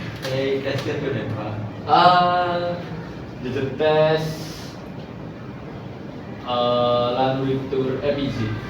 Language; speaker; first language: French; non-native, learner; Indonesian